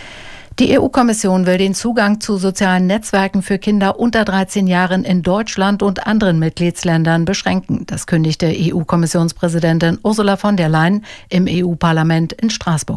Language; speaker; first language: German; native; German